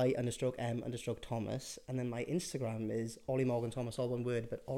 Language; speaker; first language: English; native; English